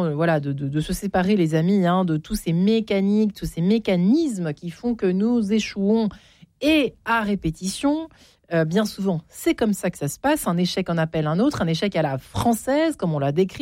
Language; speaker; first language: French; native; French